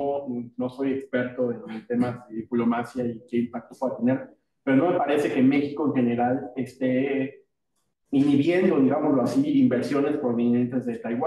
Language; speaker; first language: Spanish; native; Spanish